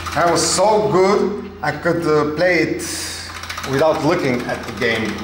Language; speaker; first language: English; non-native, fluent; Bulgarian